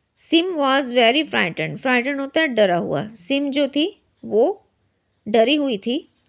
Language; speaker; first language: Hindi; native; Hindi